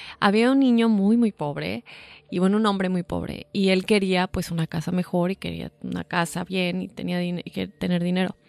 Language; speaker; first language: Spanish; native; Spanish